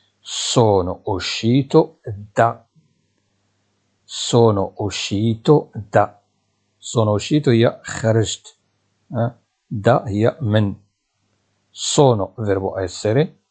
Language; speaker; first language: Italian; non-native, fluent; Arabic